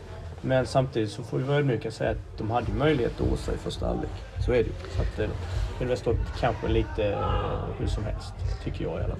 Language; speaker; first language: Swedish; native; Swedish